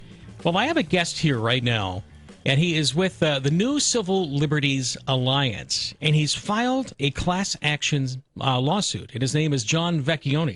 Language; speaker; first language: English; native; English